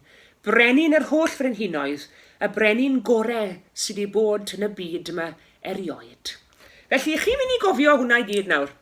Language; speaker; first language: Welsh; native; Welsh